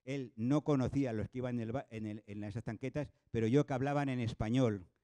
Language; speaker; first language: Spanish; non-native, local second language; Catalan